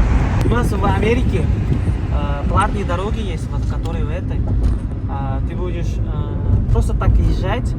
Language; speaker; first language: Russian; non-native, learner; Uzbek